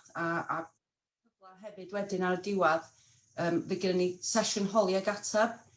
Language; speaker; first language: Welsh; non-native, local second language; English